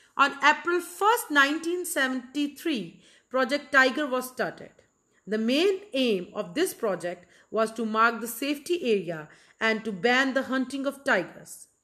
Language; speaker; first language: English; non-native, local second language; Punjabi